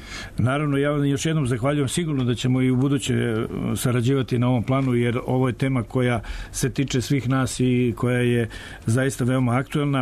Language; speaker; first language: Serbian; native; Serbian